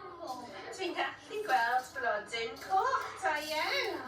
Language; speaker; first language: Welsh; non-native, local second language; English